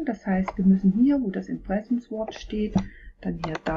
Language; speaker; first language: German; native; German